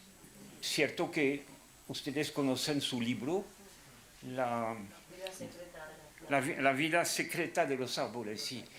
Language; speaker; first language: Spanish; non-native, fluent; French